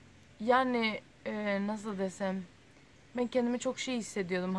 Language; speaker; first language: Turkish; early bilingual, heritage; Turkish